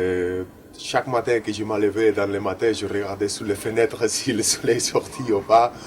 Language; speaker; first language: French; non-native, learner; Spanish